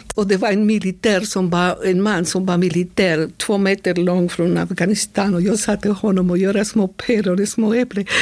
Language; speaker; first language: Swedish; non-native, fluent; Spanish